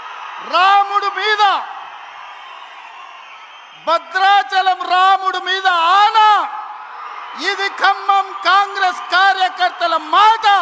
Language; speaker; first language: Telugu; native; Telugu